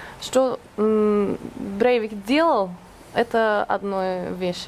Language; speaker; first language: Russian; non-native, fluent; Norwegian